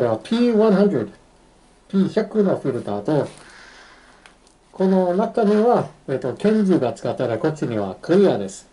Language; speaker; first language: Japanese; non-native, fluent; English